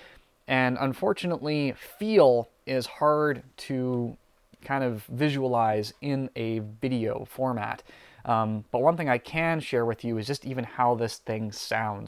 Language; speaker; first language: English; native; English